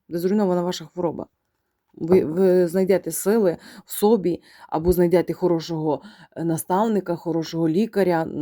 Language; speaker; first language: Ukrainian; non-native, local second language; Russian